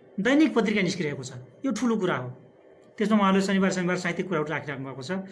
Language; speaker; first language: Nepali; non-native, local second language; Dangaura Tharu